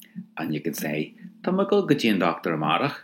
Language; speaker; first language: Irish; non-native, local second language; English